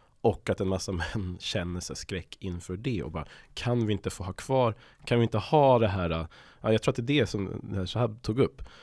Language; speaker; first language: Swedish; native; Swedish